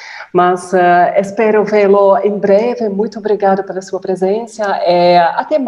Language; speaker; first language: Portuguese; non-native, fluent; Dutch